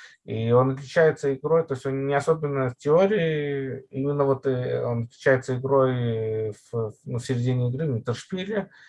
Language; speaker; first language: Russian; native; Russian